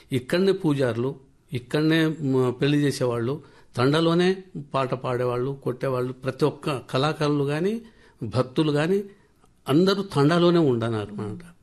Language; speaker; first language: Telugu; non-native, local second language; Lambadi